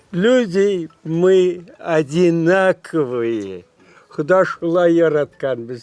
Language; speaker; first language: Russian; non-native, local second language; Tatar